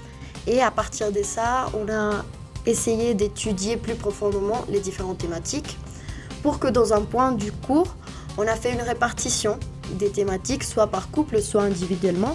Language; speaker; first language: French; non-native, fluent; Spanish